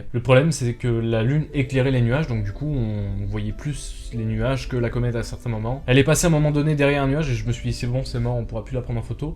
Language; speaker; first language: French; native; French